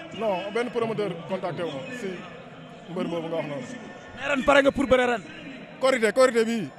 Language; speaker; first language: Wolof; native; Wolof